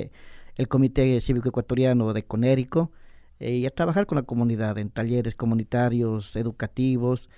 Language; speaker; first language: Spanish; native; Spanish